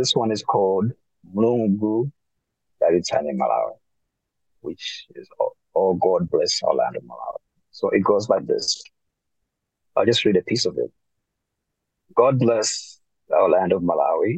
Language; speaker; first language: English; non-native, local second language; Tumbuka